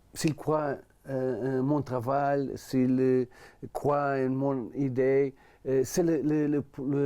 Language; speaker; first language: French; non-native, learner; Portuguese